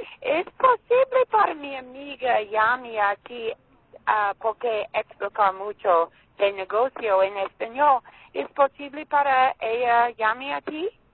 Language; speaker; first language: Spanish; non-native, learner; English